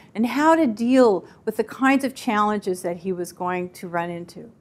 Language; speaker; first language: English; native; English